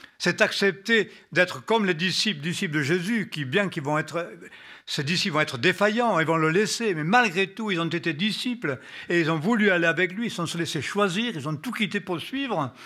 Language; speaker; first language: French; native; French